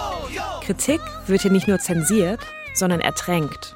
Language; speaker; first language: German; native; German